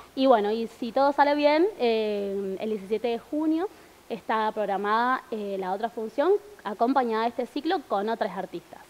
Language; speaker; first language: Spanish; native; Spanish